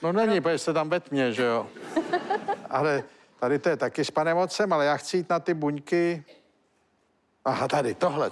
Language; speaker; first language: Czech; native; Czech